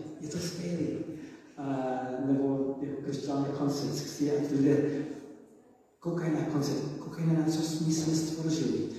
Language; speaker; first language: Czech; non-native, learner; English